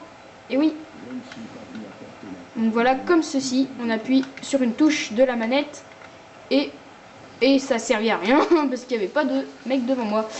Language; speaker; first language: French; native; French